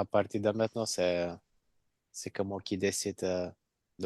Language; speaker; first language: French; non-native, learner; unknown